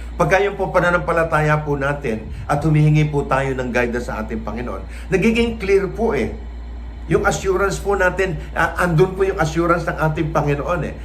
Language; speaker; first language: Filipino; non-native, local second language; Cebuano